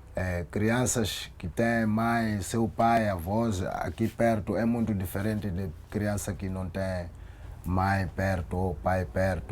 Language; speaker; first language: Portuguese; non-native, local second language; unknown